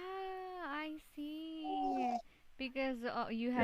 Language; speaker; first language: English; non-native, local second language; Filipino